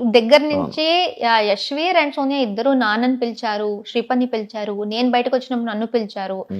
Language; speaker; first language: Telugu; non-native, local second language; Tamil